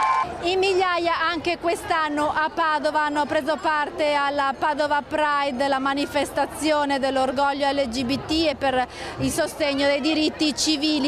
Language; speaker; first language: Italian; native; Italian